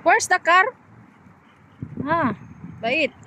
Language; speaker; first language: English; non-native, learner; Filipino